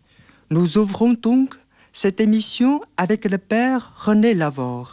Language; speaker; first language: French; non-native, fluent; Chinese